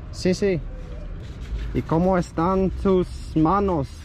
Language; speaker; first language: Spanish; non-native, learner; English